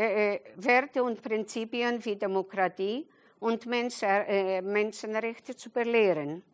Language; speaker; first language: German; non-native, fluent; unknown